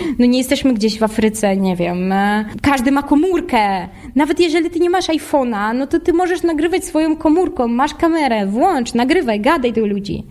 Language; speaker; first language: Polish; non-native, fluent; Russian